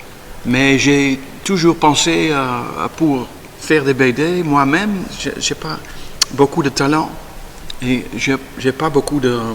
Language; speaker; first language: French; non-native, learner; Dutch